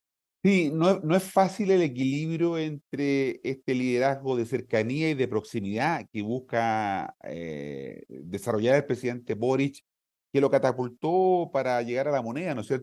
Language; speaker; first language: Spanish; native; Spanish